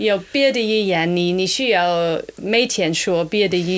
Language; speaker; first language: Chinese; non-native, fluent; German